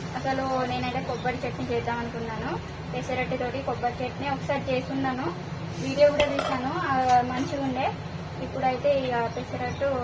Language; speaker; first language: Telugu; native; Telugu